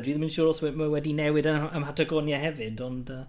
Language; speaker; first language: Welsh; non-native, local second language; English